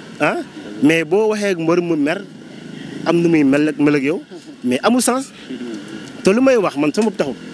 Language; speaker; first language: Wolof; native; Wolof